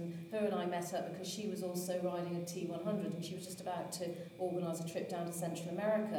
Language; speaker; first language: English; native; English